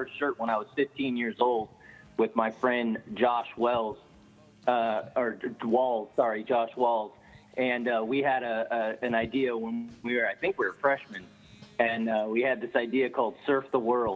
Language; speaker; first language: English; native; English